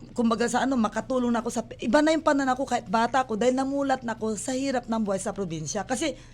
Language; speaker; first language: Filipino; non-native, local second language; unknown